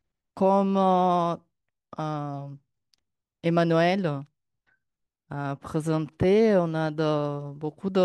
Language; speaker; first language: French; non-native, learner; Portuguese